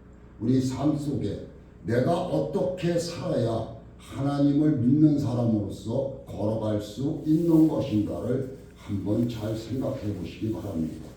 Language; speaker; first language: Korean; native; Korean